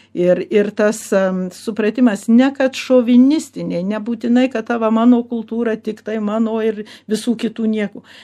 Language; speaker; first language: Lithuanian; early bilingual, heritage; Lithuanian